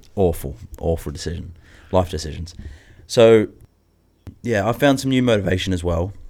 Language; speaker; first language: English; native; English